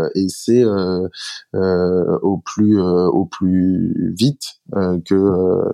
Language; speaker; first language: French; native; French